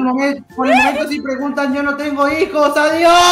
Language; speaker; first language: Spanish; native; Spanish